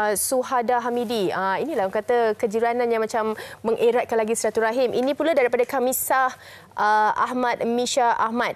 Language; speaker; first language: Malay; native; Malay